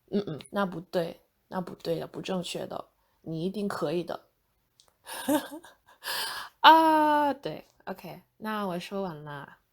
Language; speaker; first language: Chinese; non-native, fluent; English